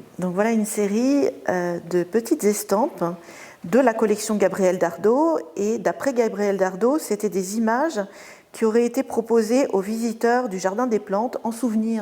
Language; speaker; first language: French; native; French